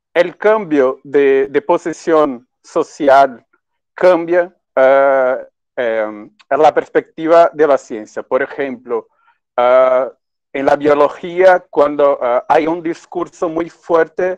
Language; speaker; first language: Spanish; non-native, fluent; Portuguese